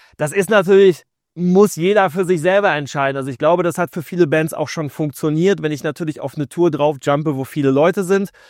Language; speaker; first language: German; native; German